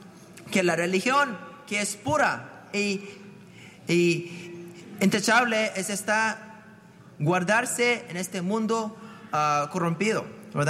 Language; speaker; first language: Spanish; non-native, fluent; English